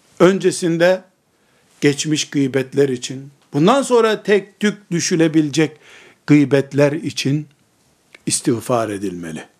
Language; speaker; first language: Turkish; native; Turkish